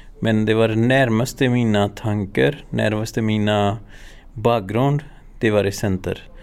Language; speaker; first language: Swedish; non-native, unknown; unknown